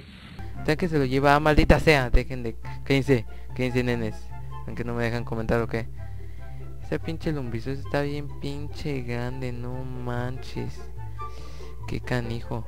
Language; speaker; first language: Spanish; native; Spanish